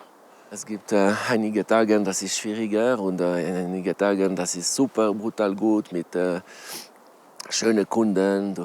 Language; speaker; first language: German; non-native, learner; French